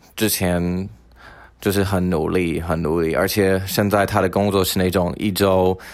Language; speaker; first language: Chinese; non-native, fluent; English